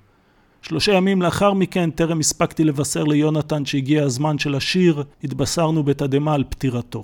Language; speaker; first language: Hebrew; native; Hebrew